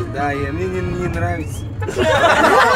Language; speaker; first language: Russian; non-native, local second language; Kazakh